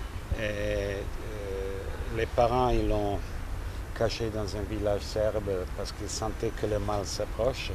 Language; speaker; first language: French; non-native, fluent; Serbian